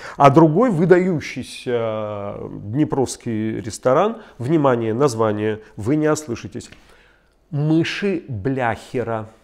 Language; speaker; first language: Russian; native; Russian